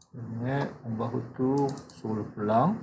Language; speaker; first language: French; non-native, fluent; Korean